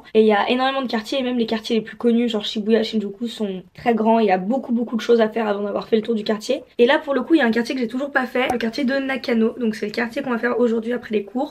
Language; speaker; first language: French; native; French